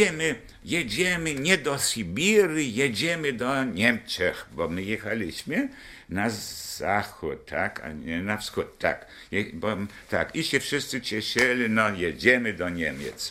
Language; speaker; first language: Polish; non-native, local second language; German